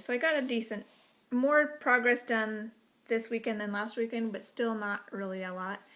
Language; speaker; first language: English; native; English